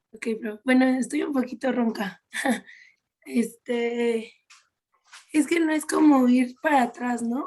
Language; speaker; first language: Spanish; native; Spanish